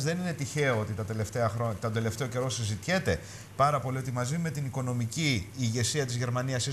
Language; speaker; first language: Greek; native; Greek